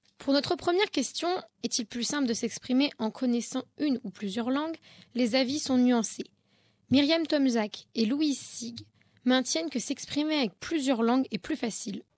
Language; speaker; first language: French; early bilingual, heritage; French